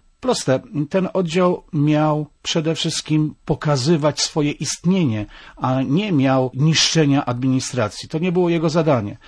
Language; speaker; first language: Polish; native; Polish